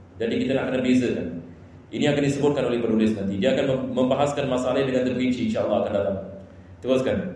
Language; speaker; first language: Malay; non-native, fluent; Arabic